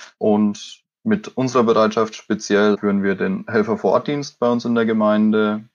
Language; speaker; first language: German; native; German